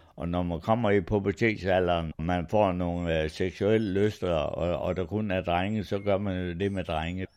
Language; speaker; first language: Danish; early bilingual, other home language; German